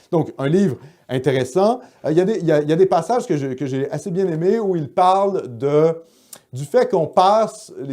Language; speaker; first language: French; native; French